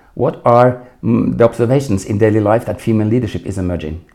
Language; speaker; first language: English; non-native, fluent; Norwegian